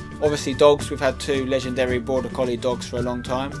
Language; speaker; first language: English; native; English